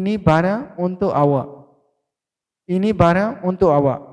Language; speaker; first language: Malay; non-native, fluent; Burmese